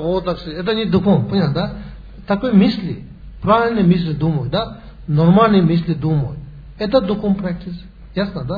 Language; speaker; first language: Russian; non-native, learner; Tibetan